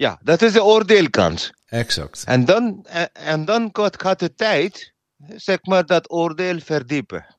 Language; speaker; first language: Dutch; non-native, learner; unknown